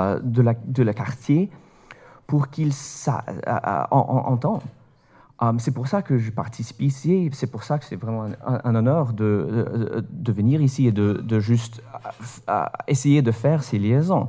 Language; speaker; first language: French; non-native, fluent; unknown